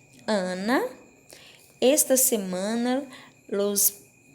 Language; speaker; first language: Spanish; non-native, fluent; Portuguese